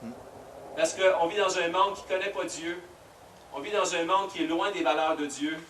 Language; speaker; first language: French; native; French